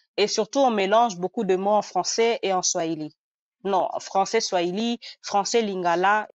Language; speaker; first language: French; non-native, local second language; Nande